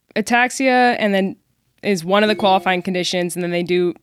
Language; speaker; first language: English; native; English